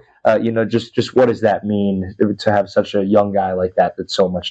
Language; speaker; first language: English; native; English